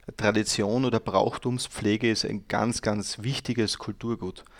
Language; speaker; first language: German; native; German